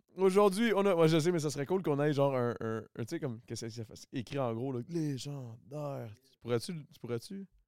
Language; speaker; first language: French; native; French